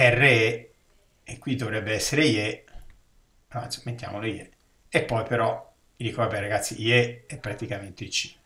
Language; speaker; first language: Italian; native; Italian